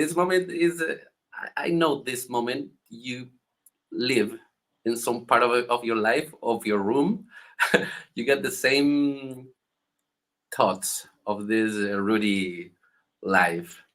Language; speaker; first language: English; non-native, learner; Spanish